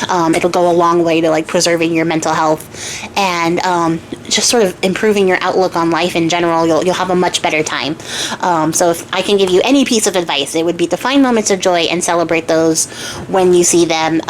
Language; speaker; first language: English; native; English